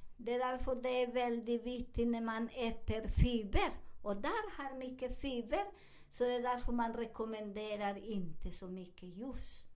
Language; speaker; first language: Swedish; non-native, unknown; Spanish